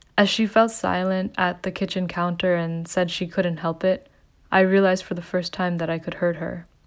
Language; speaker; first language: English; early bilingual, other home language; Hindi